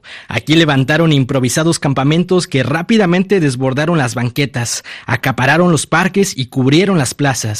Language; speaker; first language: Spanish; native; Spanish